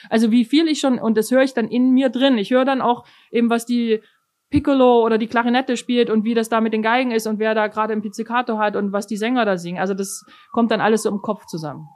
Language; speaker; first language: German; native; German